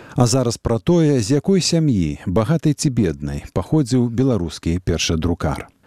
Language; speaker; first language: Belarusian; native; Belarusian